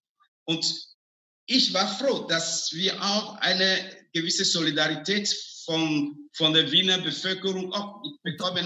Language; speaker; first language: German; non-native, fluent; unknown